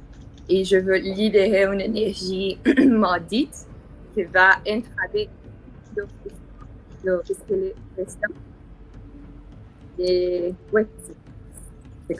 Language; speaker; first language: French; non-native, learner; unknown